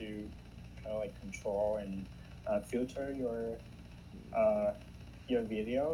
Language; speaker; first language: English; non-native, fluent; Vietnamese